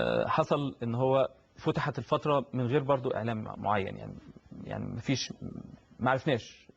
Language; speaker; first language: Arabic; native; Arabic